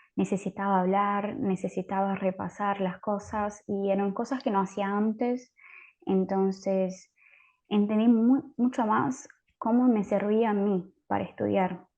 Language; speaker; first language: Spanish; native; Spanish